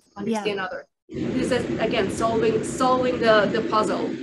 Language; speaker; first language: English; early bilingual, other home language; Russian